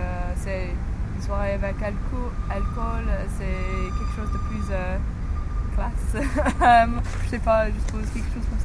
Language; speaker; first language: French; non-native, learner; English